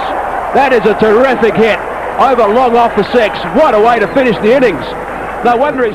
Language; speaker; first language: English; native; English